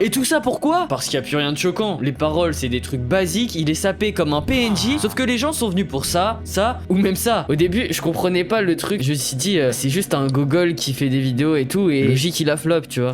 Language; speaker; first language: French; native; French